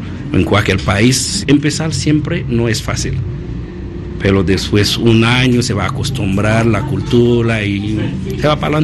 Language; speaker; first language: Spanish; non-native, learner; Haitian Creole